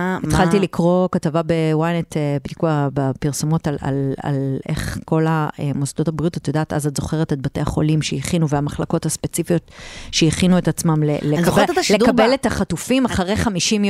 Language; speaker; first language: Hebrew; native; Hebrew